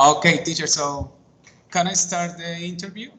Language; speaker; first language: English; non-native, learner; Spanish